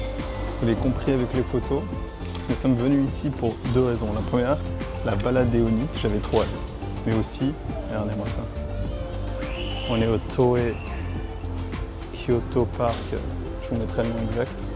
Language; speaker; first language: French; native; French